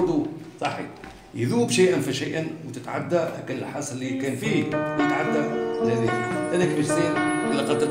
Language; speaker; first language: Arabic; native; Arabic